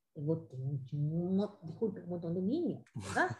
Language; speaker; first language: Spanish; native; Spanish